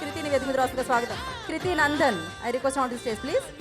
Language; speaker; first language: Telugu; native; Telugu